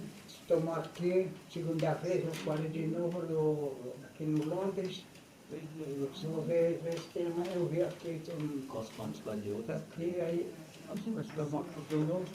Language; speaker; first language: Portuguese; non-native, local second language; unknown